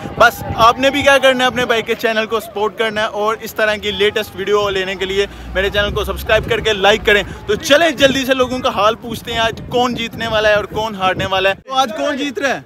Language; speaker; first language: Urdu; non-native, local second language; Punjabi